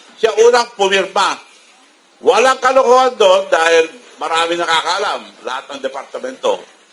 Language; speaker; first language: Filipino; non-native, local second language; Iloko